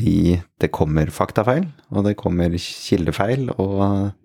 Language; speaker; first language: Norwegian; native; Norwegian